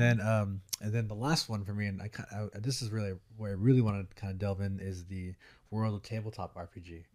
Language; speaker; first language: English; native; English